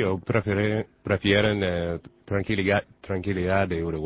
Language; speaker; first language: Spanish; non-native, learner; English